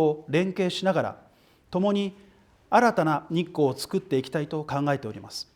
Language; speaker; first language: Japanese; native; Japanese